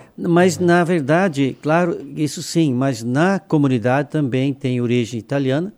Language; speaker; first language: Portuguese; non-native, local second language; German